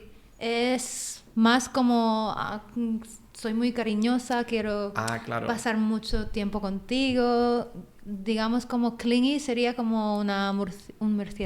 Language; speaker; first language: Spanish; non-native, fluent; Filipino